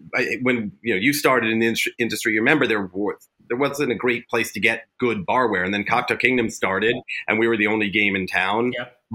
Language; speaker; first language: English; native; English